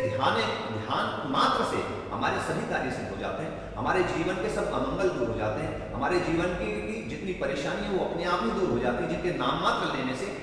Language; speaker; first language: Hindi; non-native, local second language; Morisyen